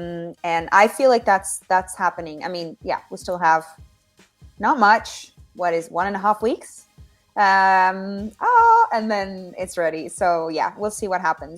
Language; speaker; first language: English; non-native, fluent; Finnish